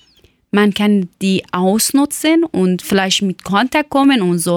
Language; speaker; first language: German; non-native, fluent; Persian